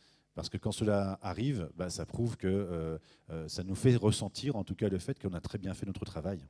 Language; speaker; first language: French; native; French